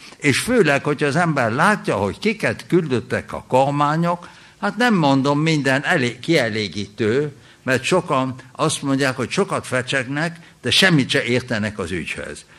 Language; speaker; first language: Hungarian; early bilingual, heritage; German